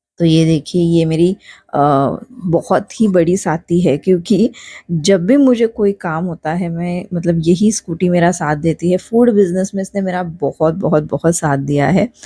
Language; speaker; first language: Hindi; non-native, local second language; Marathi